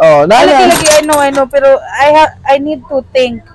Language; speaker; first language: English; non-native, local second language; Cebuano